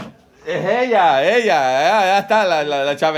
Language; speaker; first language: Spanish; native; Spanish